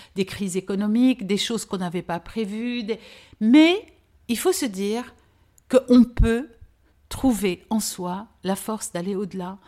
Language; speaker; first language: French; native; French